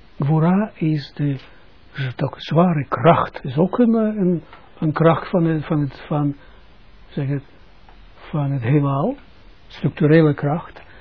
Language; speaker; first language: Dutch; non-native, fluent; Russian